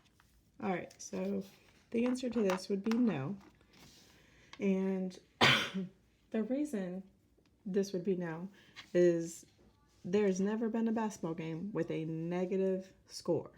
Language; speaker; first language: English; native; English